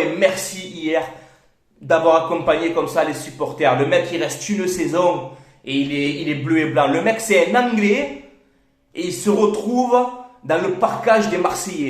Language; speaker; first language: French; native; French